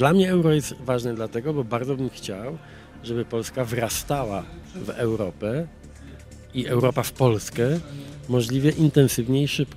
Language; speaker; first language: Polish; native; Polish